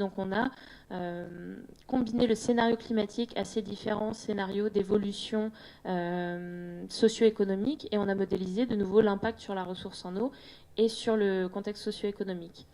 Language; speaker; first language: French; native; French